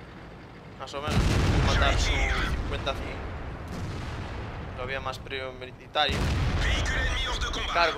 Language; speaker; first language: Spanish; native; Spanish